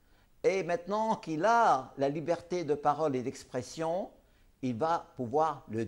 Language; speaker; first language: French; non-native, local second language; Arabic